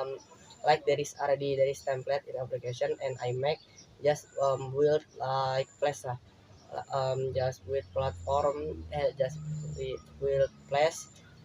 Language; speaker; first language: English; non-native, learner; Indonesian